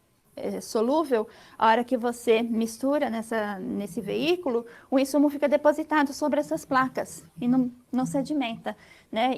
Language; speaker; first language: Portuguese; native; Portuguese